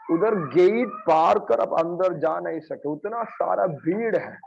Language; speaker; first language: Hindi; non-native, local second language; Malayalam